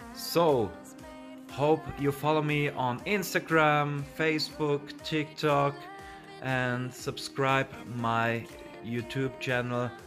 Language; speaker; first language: English; non-native, learner; German